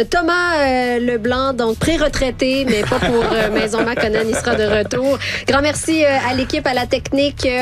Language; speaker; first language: French; native; French